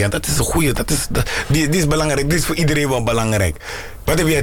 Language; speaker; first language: Dutch; native; Dutch